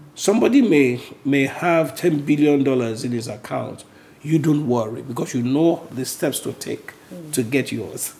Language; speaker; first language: English; non-native, local second language; Yoruba